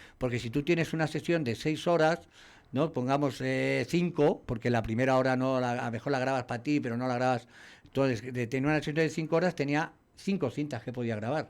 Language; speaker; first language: Spanish; native; Spanish